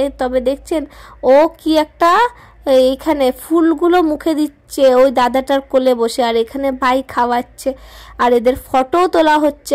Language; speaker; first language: Bangla; non-native, local second language; Hindi